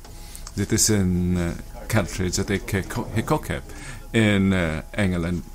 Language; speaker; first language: Dutch; non-native, learner; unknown